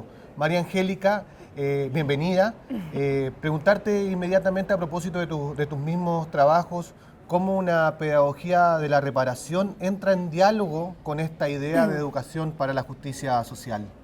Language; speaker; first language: Spanish; native; Spanish